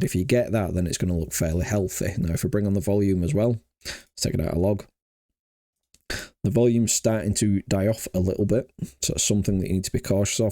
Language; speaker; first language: English; native; English